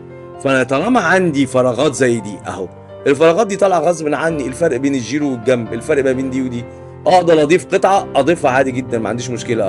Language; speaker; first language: Arabic; native; Arabic